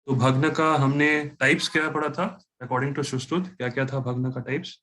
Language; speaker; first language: Hindi; non-native, local second language; Bangla